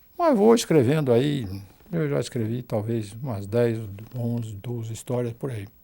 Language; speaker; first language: Portuguese; native; Portuguese